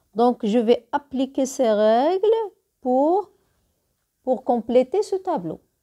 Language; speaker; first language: French; non-native, local second language; Arabic